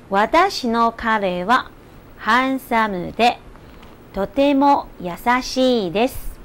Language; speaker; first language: Japanese; non-native, fluent; Chinese